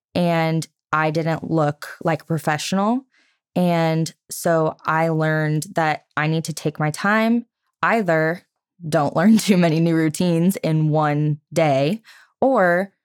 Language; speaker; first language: English; native; English